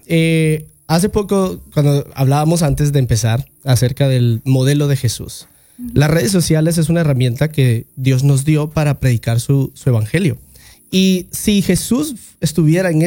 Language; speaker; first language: Spanish; native; Spanish